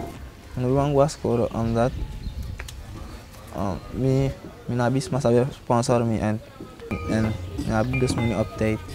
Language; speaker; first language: Dutch; non-native, local second language; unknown